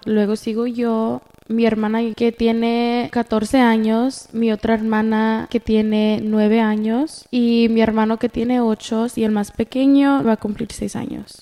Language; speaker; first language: Spanish; early bilingual, heritage; Spanish